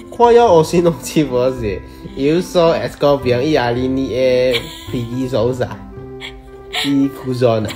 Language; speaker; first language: Portuguese; non-native, learner; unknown